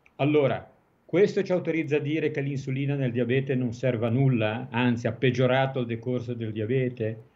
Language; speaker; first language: Italian; native; Italian